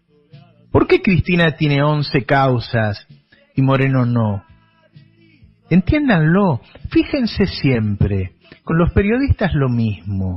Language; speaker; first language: Spanish; native; Spanish